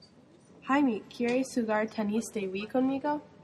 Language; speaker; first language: Spanish; non-native, learner; English